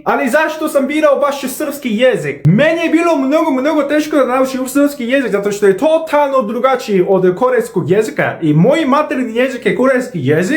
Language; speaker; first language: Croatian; non-native, fluent; Korean